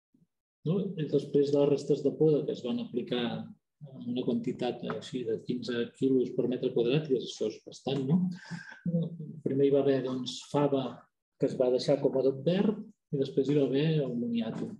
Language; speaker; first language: Catalan; native; Catalan